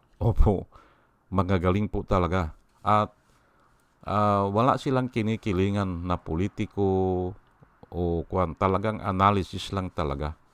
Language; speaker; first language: Filipino; non-native, local second language; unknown